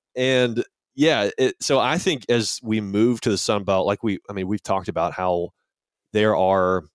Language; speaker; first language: English; native; English